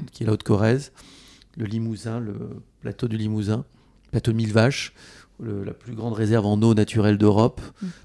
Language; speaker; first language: French; native; French